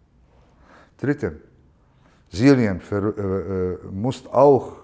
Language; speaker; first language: German; non-native, learner; Arabic